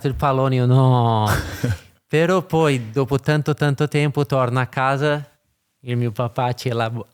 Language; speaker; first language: Italian; non-native, fluent; Portuguese